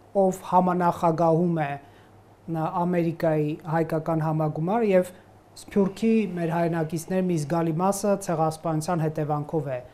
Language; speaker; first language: Armenian; native; Armenian